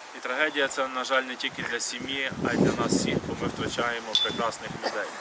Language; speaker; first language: Ukrainian; native; Ukrainian